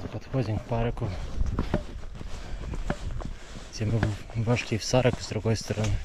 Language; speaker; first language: Russian; native; Russian